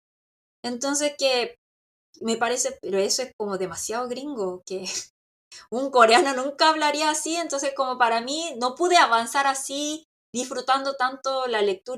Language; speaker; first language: Spanish; non-native, local second language; Korean